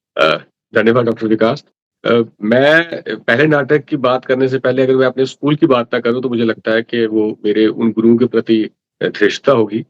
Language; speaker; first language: Hindi; non-native, local second language; Dogri